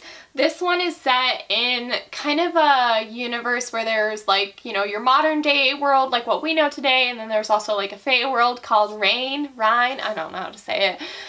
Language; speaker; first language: English; native; English